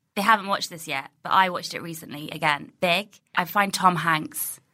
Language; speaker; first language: English; native; English